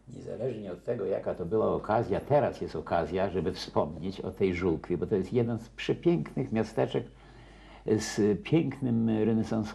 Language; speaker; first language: Polish; native; Polish